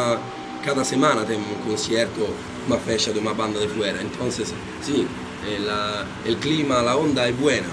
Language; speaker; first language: Spanish; non-native, learner; Italian